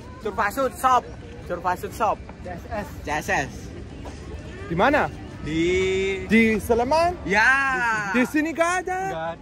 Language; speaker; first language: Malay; non-native, learner; English